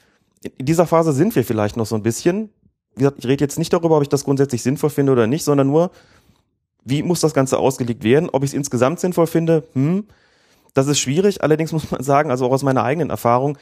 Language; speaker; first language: German; native; German